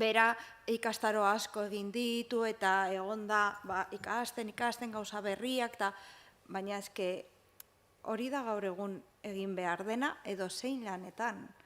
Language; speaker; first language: Basque; non-native, local second language; Spanish